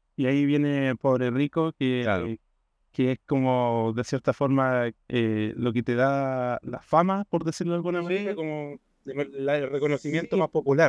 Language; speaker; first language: Spanish; native; Spanish